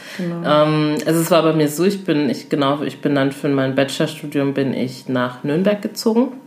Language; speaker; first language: German; early bilingual, other home language; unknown